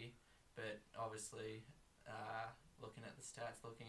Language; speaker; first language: English; native; English